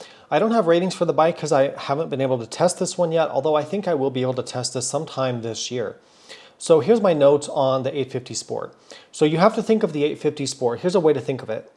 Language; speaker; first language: English; native; English